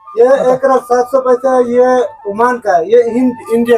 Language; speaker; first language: Hindi; non-native, local second language; Malayalam